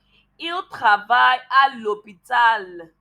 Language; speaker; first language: French; non-native, learner; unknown